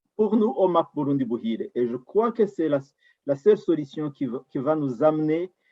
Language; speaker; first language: French; non-native, local second language; Rundi